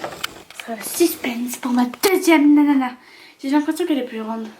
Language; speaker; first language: French; native; French